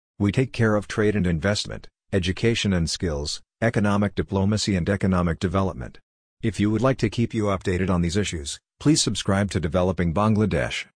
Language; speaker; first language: English; non-native, local second language; Odia